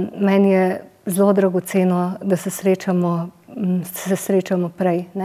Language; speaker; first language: Slovenian; native; Slovenian